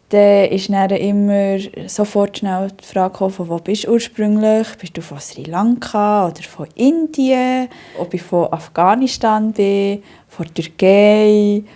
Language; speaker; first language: German; early bilingual, other home language; Spanish